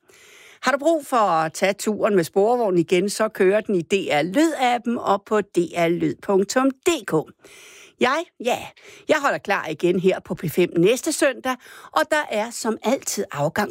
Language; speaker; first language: Danish; native; Danish